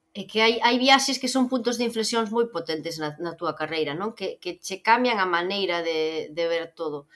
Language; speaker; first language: Galician; native; Galician